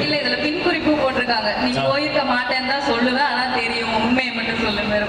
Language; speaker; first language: Tamil; non-native, learner; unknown